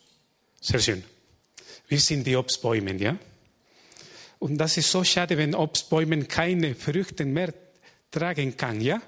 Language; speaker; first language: German; non-native, fluent; Spanish